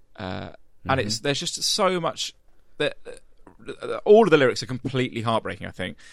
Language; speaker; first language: English; native; English